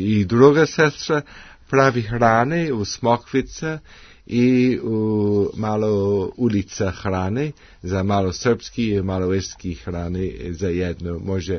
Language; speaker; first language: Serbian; non-native, learner; English